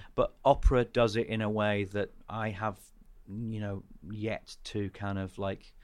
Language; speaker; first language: English; native; English